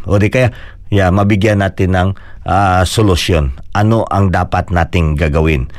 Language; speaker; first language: Filipino; non-native, local second language; Cebuano